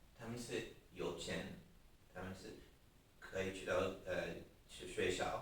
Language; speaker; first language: Chinese; non-native, learner; English